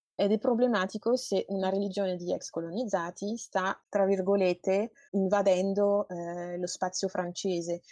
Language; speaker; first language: Italian; non-native, fluent; French